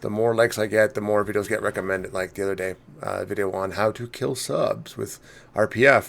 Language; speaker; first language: English; native; English